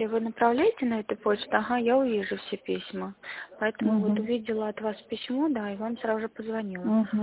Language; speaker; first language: Russian; native; Russian